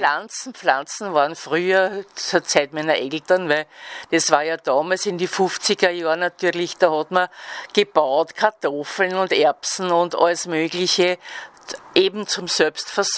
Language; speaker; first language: German; native; German